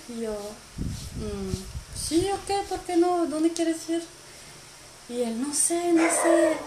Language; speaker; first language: Spanish; non-native, learner; French